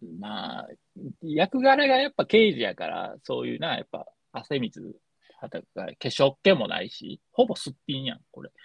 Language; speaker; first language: Japanese; native; Japanese